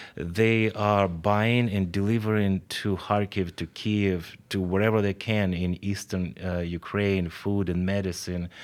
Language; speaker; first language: English; non-native, fluent; Ukrainian